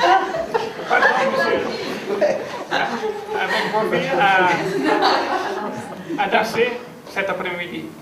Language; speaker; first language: French; non-native, learner; Italian